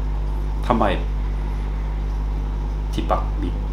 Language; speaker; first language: Thai; non-native, fluent; Korean